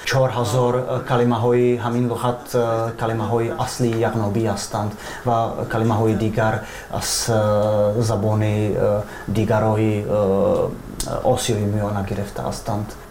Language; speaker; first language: Persian; non-native, fluent; Czech